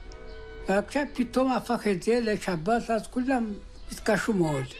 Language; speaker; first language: Hebrew; early bilingual, other home language; Amharic